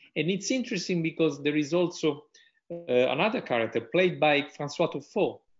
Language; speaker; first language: English; non-native, fluent; Italian